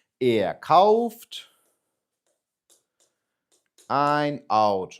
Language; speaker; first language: German; non-native, fluent; Ukrainian